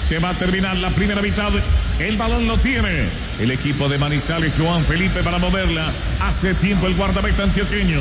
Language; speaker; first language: Spanish; native; Spanish